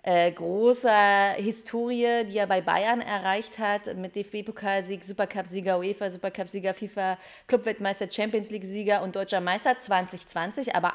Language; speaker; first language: German; native; German